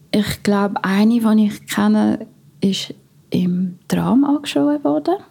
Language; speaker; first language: German; non-native, fluent; Filipino